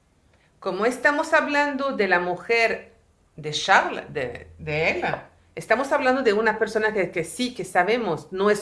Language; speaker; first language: Spanish; non-native, fluent; French